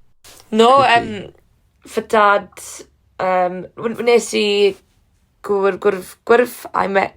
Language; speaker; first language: Welsh; non-native, learner; English